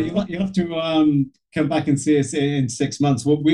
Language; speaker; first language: English; native; English